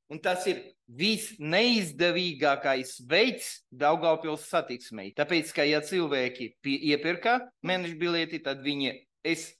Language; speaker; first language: Latvian; non-native, local second language; Russian